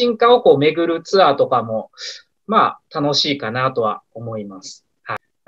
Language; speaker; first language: Japanese; native; Japanese